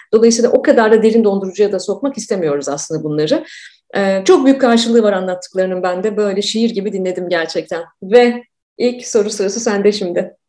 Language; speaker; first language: Turkish; native; Turkish